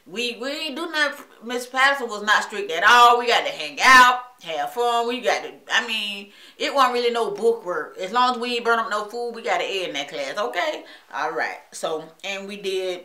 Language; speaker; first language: English; native; English